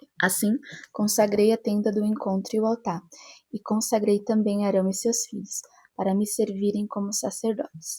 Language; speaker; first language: Portuguese; native; Portuguese